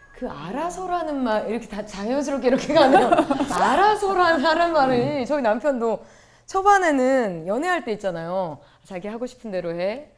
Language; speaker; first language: Korean; native; Korean